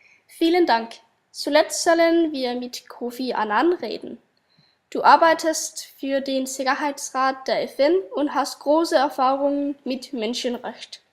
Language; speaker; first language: German; non-native, learner; Danish